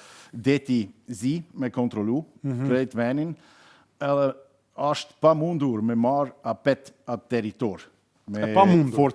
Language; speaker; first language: Albanian; non-native, learner; German